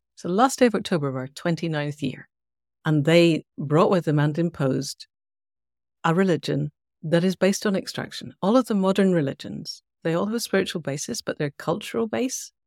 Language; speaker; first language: English; native; English